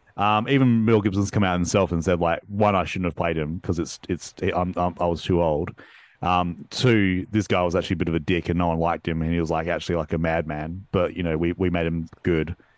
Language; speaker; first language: English; native; English